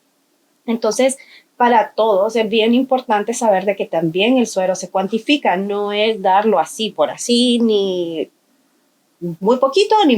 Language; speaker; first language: Spanish; native; Spanish